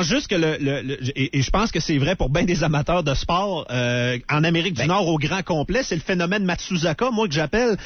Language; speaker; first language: French; native; French